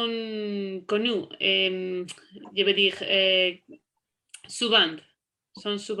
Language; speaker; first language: French; non-native, learner; Spanish